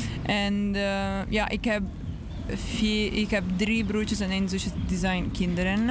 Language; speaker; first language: Dutch; non-native, learner; English